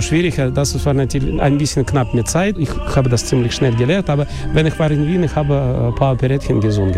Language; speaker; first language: German; non-native, learner; Russian